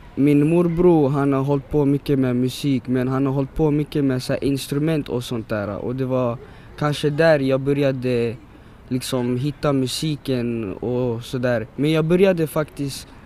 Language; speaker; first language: Swedish; early bilingual, other home language; English